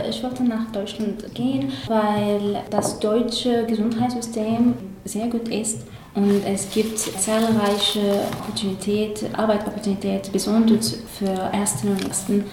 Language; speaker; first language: German; non-native, learner; Arabic